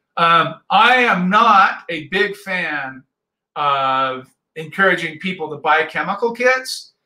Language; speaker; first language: English; native; English